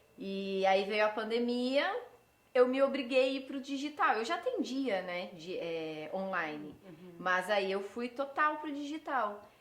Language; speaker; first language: Portuguese; early bilingual, heritage; Portuguese